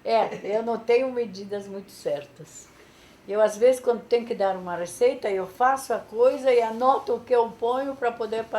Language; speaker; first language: Portuguese; non-native, fluent; Polish